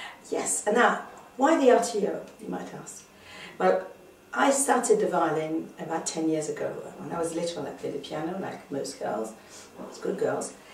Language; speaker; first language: English; non-native, fluent; Hungarian